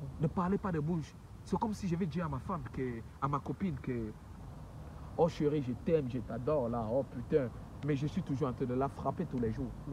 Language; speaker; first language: French; native; French